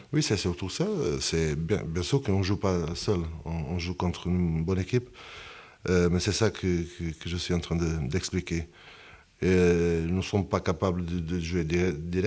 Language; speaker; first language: French; non-native, fluent; Portuguese